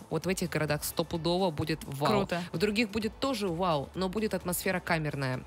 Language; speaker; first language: Russian; native; Russian